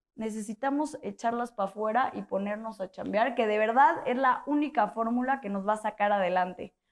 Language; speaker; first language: Spanish; native; Spanish